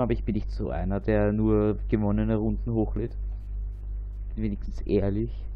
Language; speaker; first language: German; native; German